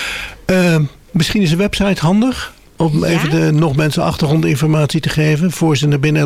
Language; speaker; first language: Dutch; native; Dutch